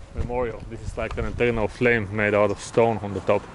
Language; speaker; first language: English; non-native, fluent; Bulgarian